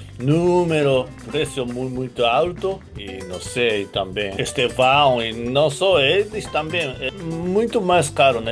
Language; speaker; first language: Portuguese; non-native, learner; Japanese